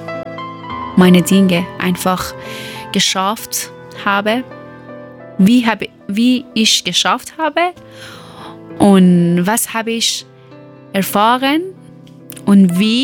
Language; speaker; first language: German; non-native, learner; Persian